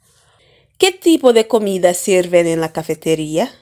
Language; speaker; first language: Spanish; non-native, fluent; English